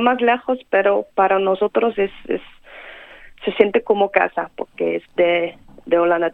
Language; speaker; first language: Spanish; non-native, fluent; Dutch